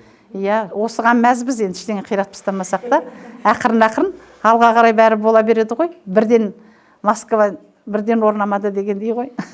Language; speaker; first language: Kazakh; native; Kazakh